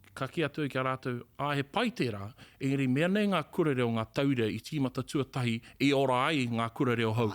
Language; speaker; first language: Māori; native; Māori